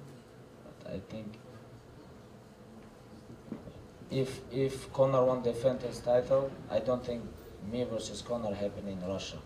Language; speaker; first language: English; non-native, learner; Russian